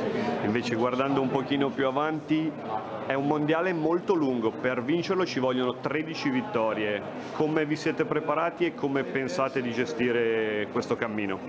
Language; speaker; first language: Italian; native; Italian